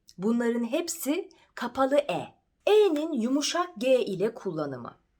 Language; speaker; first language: Turkish; native; Turkish